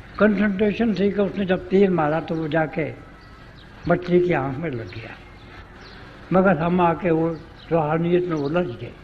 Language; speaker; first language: Urdu; non-native, local second language; Punjabi